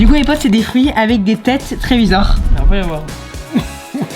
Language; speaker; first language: French; native; French